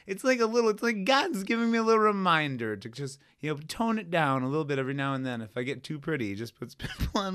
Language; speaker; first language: English; native; English